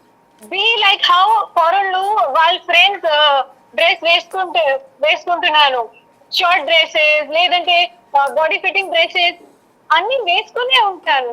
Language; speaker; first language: Telugu; non-native, local second language; Hindi